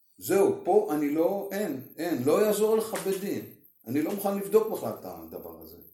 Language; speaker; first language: Hebrew; native; Hebrew